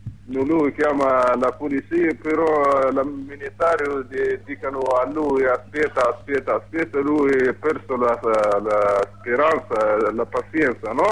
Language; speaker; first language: Italian; non-native, learner; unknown